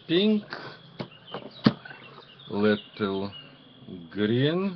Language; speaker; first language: English; non-native, learner; Ukrainian